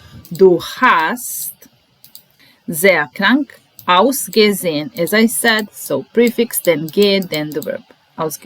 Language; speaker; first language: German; non-native, fluent; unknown